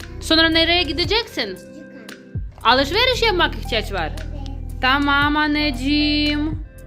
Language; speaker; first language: Turkish; non-native, learner; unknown